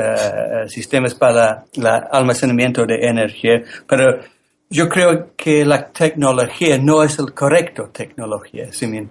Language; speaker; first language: Spanish; non-native, learner; English